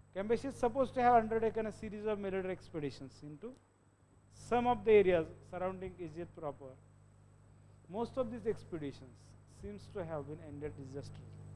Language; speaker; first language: English; non-native, local second language; Marathi